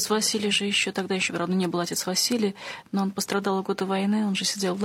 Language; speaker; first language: Russian; native; Russian